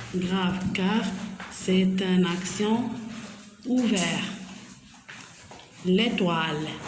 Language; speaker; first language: French; non-native, local second language; Arabic